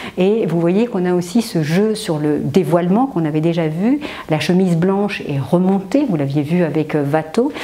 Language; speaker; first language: French; native; French